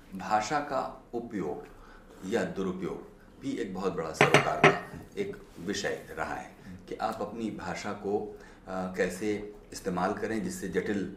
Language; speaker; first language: Hindi; native; Hindi